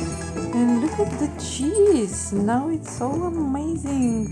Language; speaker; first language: English; non-native, fluent; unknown